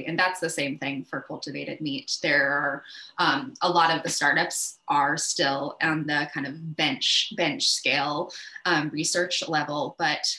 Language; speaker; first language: English; native; English